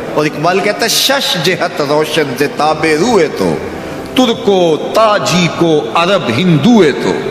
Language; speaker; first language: Urdu; non-native, local second language; Punjabi